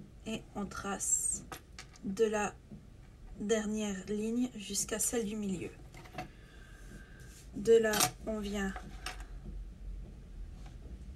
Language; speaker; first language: French; native; French